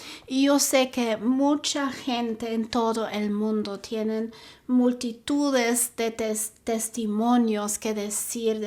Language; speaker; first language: Spanish; non-native, fluent; German